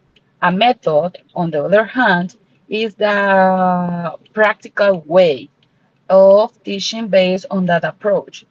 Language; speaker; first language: English; non-native, learner; Spanish